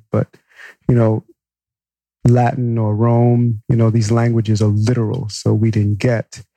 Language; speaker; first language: English; native; English